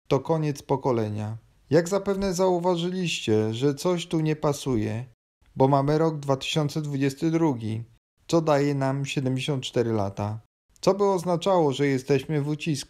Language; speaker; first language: Polish; native; Polish